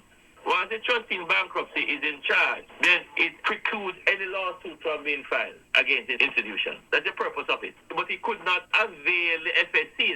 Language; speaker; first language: English; native; English